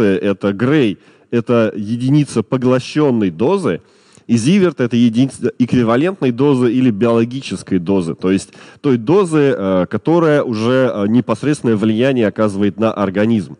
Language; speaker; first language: Russian; native; Russian